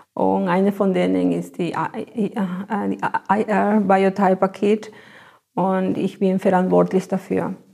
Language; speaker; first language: German; non-native, fluent; Spanish